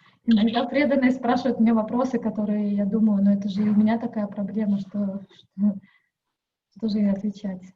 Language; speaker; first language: Russian; native; Russian